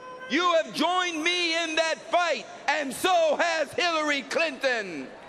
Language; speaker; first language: English; early bilingual, other home language; Spanish